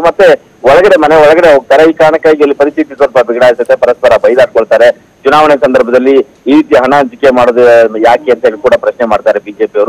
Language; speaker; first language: Kannada; native; Kannada